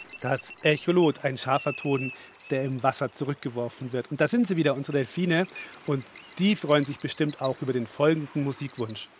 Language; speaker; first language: German; native; German